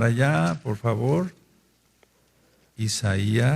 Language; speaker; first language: Spanish; native; Spanish